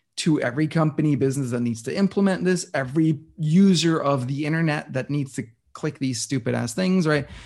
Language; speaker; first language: English; non-native, fluent; Danish